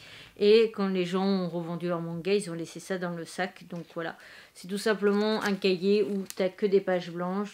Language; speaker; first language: French; native; French